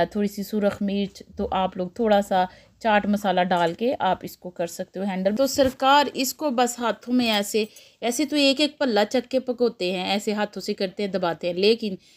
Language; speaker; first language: Urdu; non-native, local second language; Punjabi